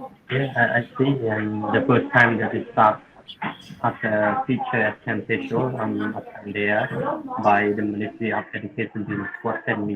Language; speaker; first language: English; non-native, learner; Khmer